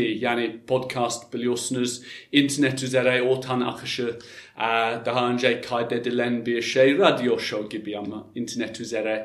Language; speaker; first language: Turkish; non-native, fluent; English